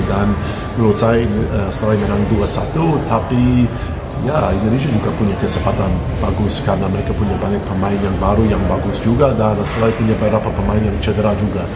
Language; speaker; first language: Indonesian; non-native, fluent; English